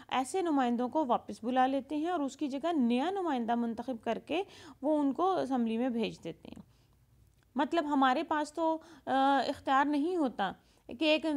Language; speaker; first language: Urdu; non-native, local second language; Punjabi